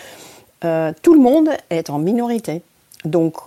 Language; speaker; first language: French; non-native, fluent; Dutch